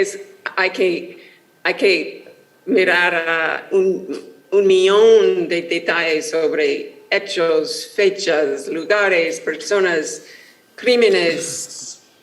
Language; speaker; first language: Spanish; non-native, fluent; English